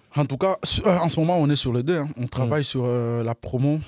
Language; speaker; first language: French; non-native, local second language; Lingala